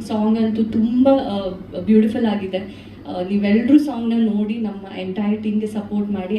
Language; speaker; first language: Kannada; non-native, local second language; Tulu